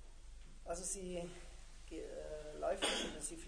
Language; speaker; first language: German; native; German